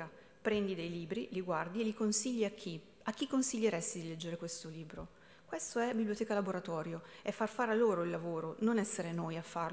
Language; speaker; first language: Italian; native; Italian